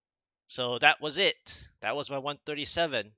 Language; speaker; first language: English; native; English